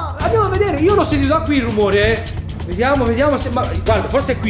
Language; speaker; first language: Italian; native; Italian